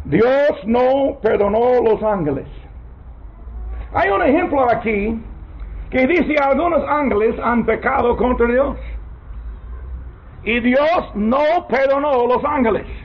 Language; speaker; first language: Spanish; non-native, learner; English